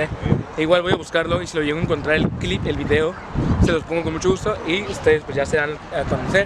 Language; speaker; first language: Spanish; native; Spanish